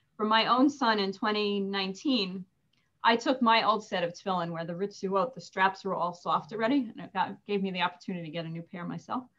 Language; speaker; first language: English; native; English